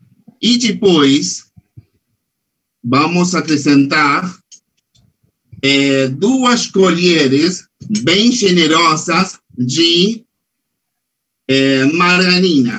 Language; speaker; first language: Portuguese; non-native, fluent; Spanish